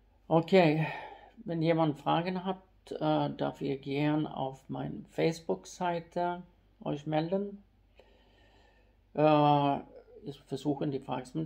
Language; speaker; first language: German; non-native, fluent; Swedish